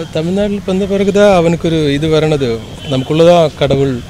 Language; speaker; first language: Tamil; non-native, learner; Malayalam